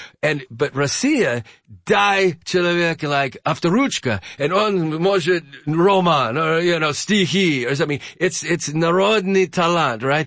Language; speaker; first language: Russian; non-native, learner; English